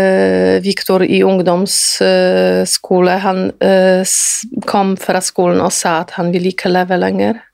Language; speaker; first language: Norwegian; non-native, fluent; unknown